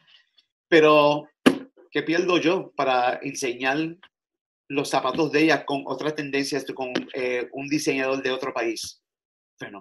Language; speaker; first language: Spanish; early bilingual, other home language; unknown